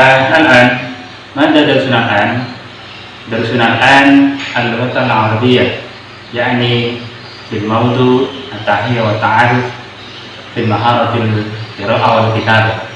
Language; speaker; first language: Arabic; non-native, learner; Indonesian